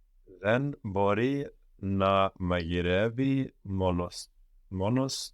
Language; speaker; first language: Greek; non-native, learner; English